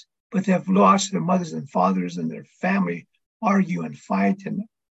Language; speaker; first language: English; native; English